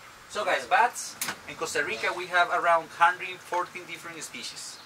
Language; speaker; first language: English; non-native, learner; Spanish